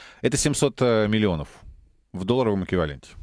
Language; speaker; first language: Russian; native; Russian